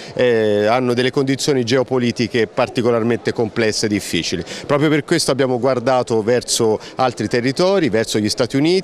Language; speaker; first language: Italian; native; Italian